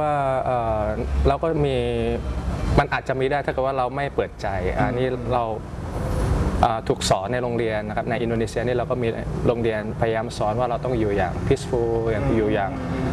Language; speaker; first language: Thai; early bilingual, other home language; Indonesian